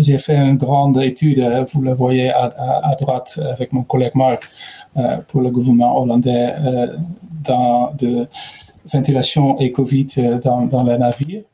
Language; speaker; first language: French; non-native, learner; Dutch